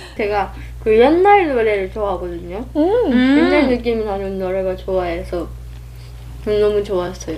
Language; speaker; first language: Korean; non-native, fluent; Japanese